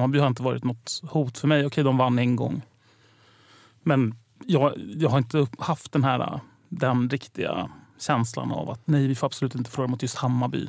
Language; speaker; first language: Swedish; native; Swedish